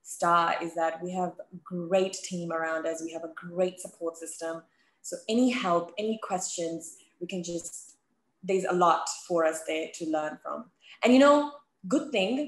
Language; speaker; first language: English; native; English